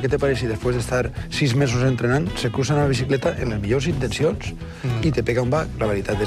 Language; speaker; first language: Catalan; native; Catalan